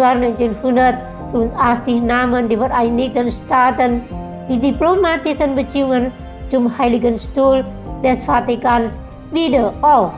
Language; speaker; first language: German; non-native, fluent; Indonesian